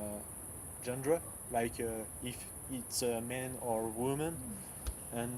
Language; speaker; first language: English; non-native, learner; French